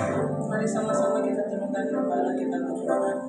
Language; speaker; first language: Indonesian; native; Indonesian